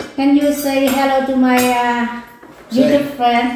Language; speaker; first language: English; non-native, learner; Vietnamese